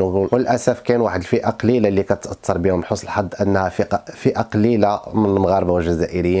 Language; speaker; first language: Arabic; native; Arabic